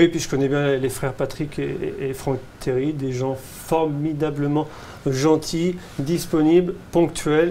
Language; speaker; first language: French; native; French